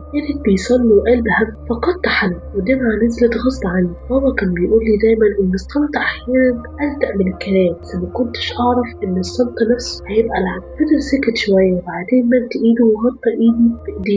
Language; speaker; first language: Arabic; native; Arabic